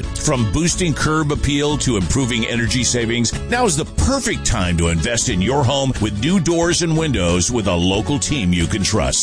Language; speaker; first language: English; native; English